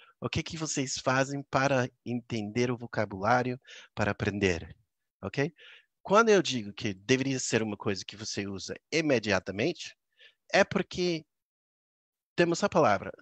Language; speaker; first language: Portuguese; non-native, fluent; English